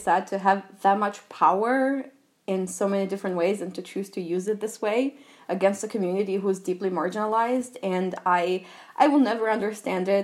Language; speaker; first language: English; non-native, fluent; Albanian